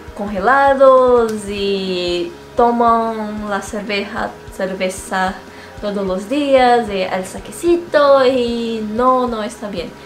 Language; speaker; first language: Spanish; non-native, fluent; Portuguese